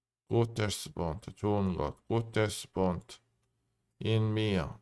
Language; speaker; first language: German; non-native, learner; Korean